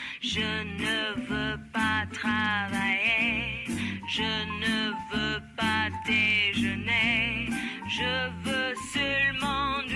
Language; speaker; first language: French; non-native, learner; Indonesian